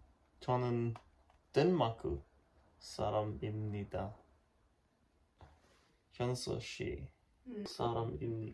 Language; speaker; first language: Korean; non-native, learner; Danish